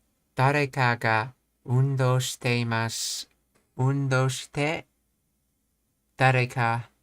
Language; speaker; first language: Japanese; non-native, learner; English